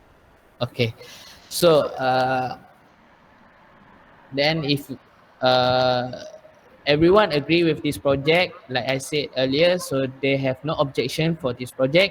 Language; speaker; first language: English; non-native, learner; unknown